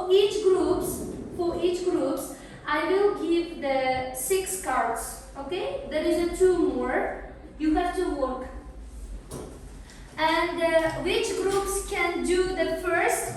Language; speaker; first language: English; non-native, fluent; Uzbek